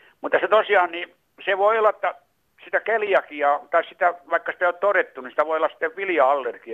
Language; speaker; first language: Finnish; native; Finnish